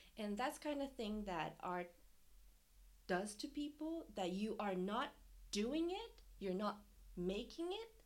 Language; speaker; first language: English; non-native, fluent; Japanese